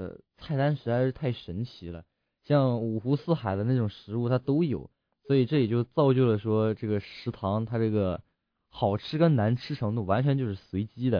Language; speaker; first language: Chinese; native; Chinese